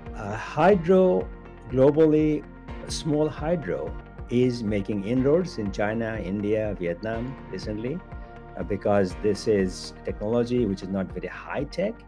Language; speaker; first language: English; non-native, local second language; Bangla